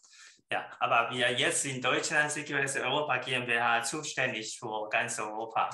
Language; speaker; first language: German; non-native, learner; Chinese